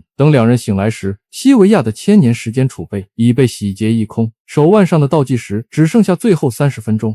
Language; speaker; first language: Chinese; native; Chinese